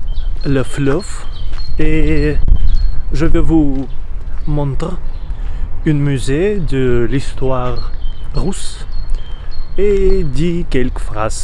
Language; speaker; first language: French; non-native, learner; Russian